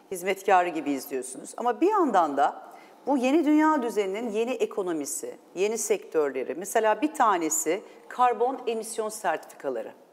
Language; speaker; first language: Turkish; native; Turkish